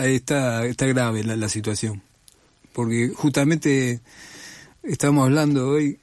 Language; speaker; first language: Spanish; native; Spanish